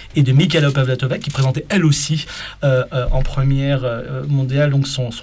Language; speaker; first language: French; native; French